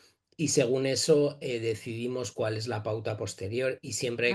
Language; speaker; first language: Spanish; native; Spanish